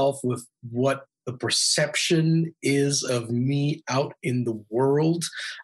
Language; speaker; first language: English; native; English